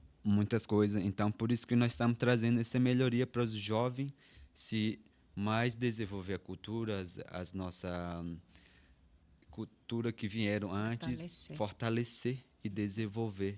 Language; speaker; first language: Portuguese; non-native, local second language; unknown